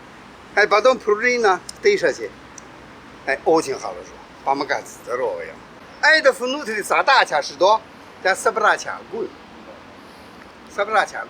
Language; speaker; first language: Russian; non-native, learner; Chinese